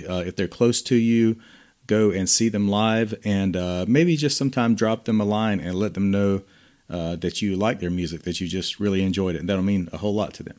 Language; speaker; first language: English; native; English